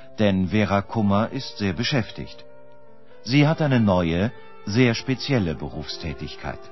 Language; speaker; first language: German; native; German